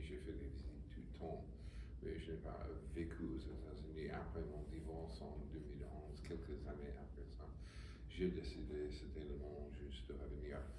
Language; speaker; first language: French; non-native, fluent; English